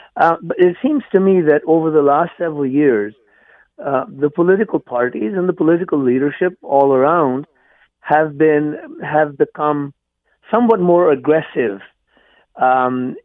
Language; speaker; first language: English; non-native, local second language; Punjabi